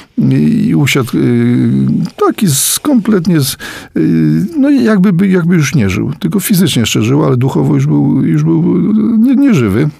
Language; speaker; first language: Polish; native; Polish